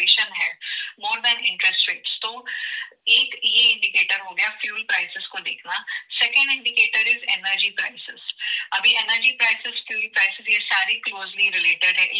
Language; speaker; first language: Hindi; native; Hindi